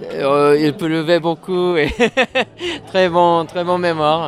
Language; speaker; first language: French; non-native, fluent; Japanese